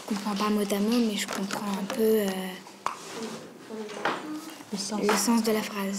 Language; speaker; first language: French; native; French